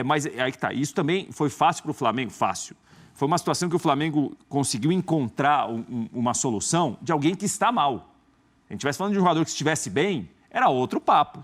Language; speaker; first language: Portuguese; native; Portuguese